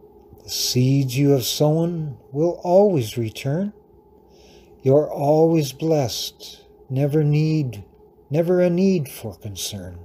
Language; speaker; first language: English; native; English